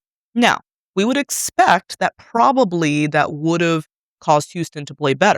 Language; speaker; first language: English; native; English